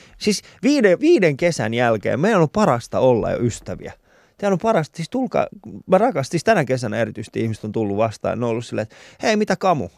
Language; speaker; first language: Finnish; early bilingual, other home language; Persian